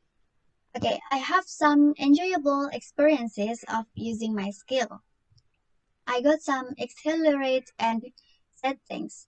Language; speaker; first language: English; non-native, learner; Indonesian